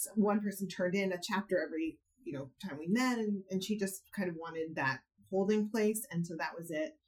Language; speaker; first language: English; native; English